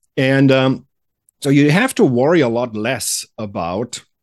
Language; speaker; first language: English; non-native, fluent; German